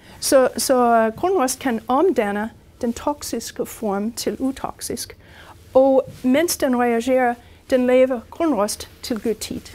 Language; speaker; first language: Danish; non-native, fluent; English